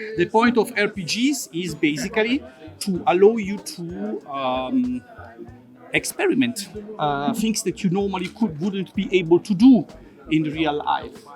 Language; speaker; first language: English; non-native, fluent; Italian